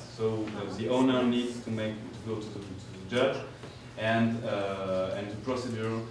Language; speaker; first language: English; non-native, fluent; French